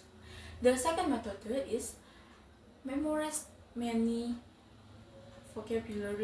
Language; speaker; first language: English; non-native, fluent; Indonesian